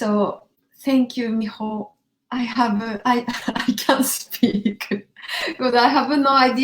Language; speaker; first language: English; non-native, learner; Japanese